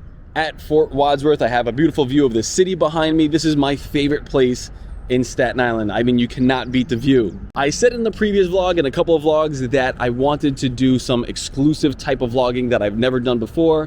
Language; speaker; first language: English; native; English